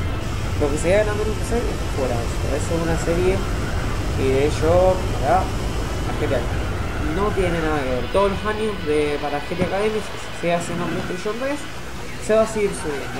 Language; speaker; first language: Spanish; native; Spanish